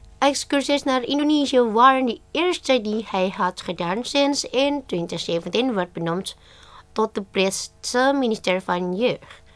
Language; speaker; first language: Dutch; non-native, fluent; Indonesian